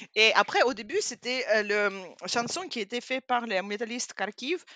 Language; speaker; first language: French; non-native, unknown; Russian